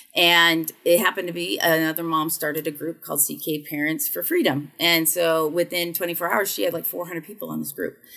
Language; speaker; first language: English; native; English